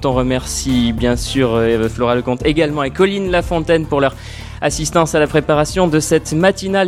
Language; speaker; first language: French; native; French